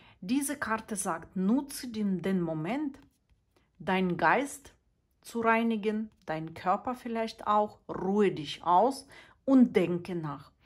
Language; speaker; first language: German; non-native, fluent; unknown